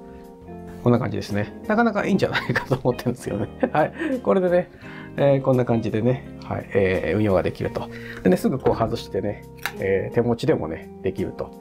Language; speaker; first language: Japanese; native; Japanese